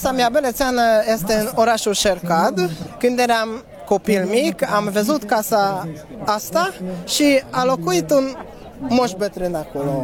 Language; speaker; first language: Romanian; non-native, learner; Hungarian